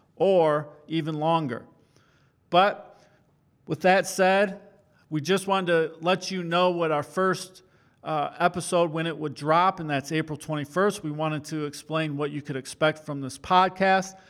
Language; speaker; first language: English; native; English